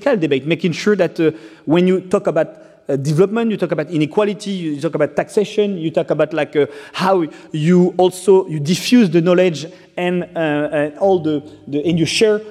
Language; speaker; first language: English; non-native, fluent; French